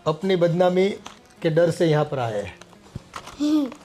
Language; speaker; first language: Hindi; non-native, local second language; Gujarati